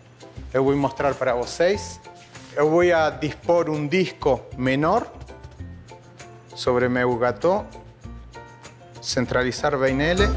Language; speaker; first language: Portuguese; non-native, fluent; Spanish